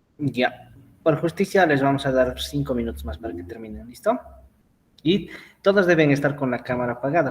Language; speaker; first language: Spanish; native; Spanish